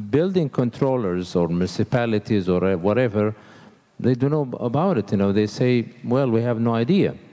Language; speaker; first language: English; non-native, fluent; Arabic